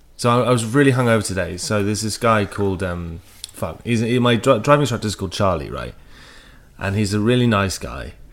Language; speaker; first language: English; native; English